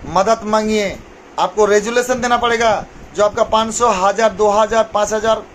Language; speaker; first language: Hindi; non-native, local second language; Bangla